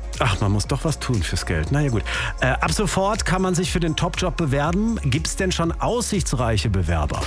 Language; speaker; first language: German; native; German